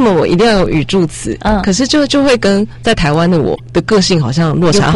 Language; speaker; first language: Chinese; native; Chinese